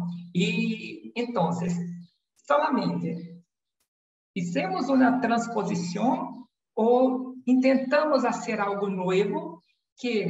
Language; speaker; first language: Spanish; non-native, learner; Portuguese